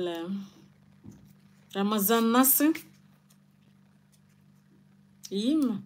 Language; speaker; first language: Turkish; non-native, learner; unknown